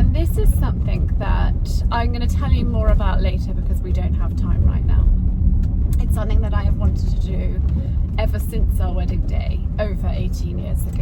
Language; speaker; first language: English; native; English